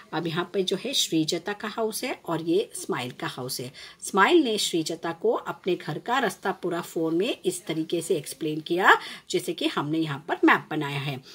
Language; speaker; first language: Hindi; non-native, local second language; Gujarati